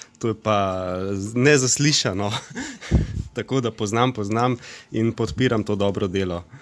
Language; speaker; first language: Slovenian; native; Slovenian